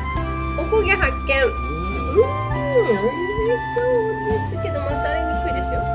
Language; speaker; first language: Japanese; native; Japanese